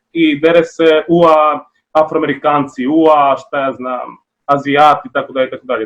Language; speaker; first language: Bosnian; native; Bosnian